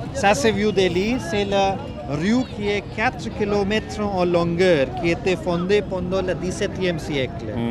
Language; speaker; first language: French; non-native, fluent; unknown